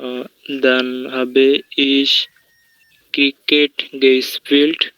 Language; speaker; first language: German; non-native, learner; Bangla